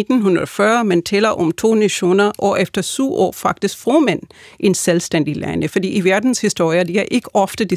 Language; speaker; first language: Danish; non-native, fluent; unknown